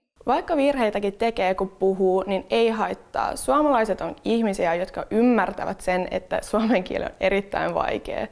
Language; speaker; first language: Finnish; non-native, local second language; Swedish